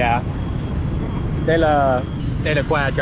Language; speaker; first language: Vietnamese; non-native, learner; English